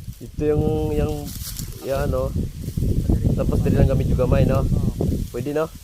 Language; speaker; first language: Filipino; non-native, local second language; Hiligaynon